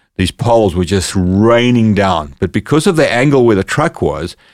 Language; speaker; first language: English; native; English